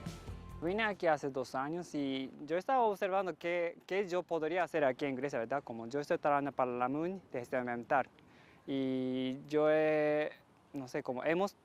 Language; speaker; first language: Spanish; non-native, learner; Japanese